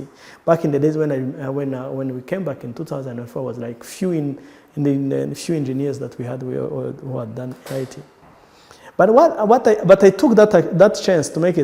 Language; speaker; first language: English; non-native, local second language; Kinyarwanda